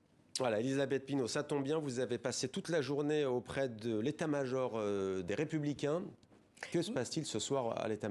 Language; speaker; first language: French; native; French